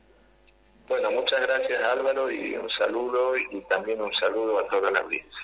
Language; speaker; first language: Spanish; native; Spanish